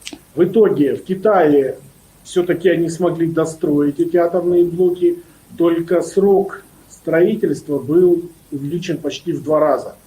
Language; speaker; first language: Russian; native; Russian